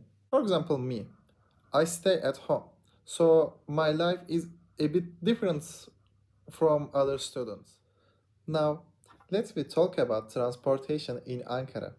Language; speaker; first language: English; non-native, learner; Turkish